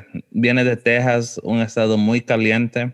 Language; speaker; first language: Spanish; early bilingual, heritage; Spanish